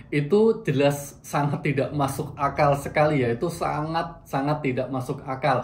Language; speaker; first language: Indonesian; native; Indonesian